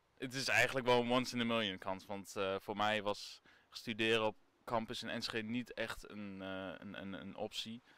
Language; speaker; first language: Dutch; native; Dutch